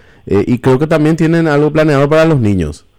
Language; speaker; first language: Spanish; native; Spanish